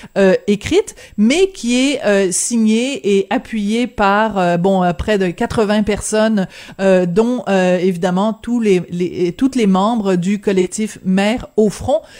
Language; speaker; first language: French; native; French